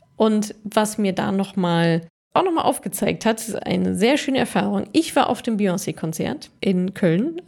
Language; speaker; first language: German; native; German